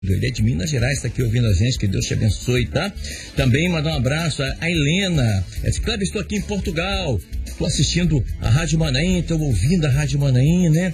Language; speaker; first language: Portuguese; native; Portuguese